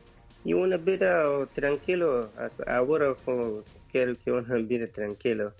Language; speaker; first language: Spanish; non-native, learner; Persian